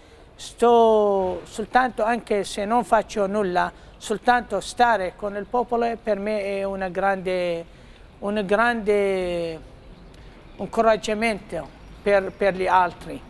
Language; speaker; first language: Italian; non-native, fluent; Arabic